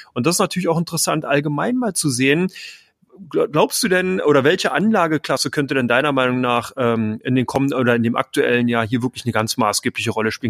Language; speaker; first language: German; native; German